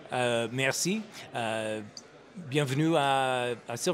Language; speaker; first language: French; non-native, learner; English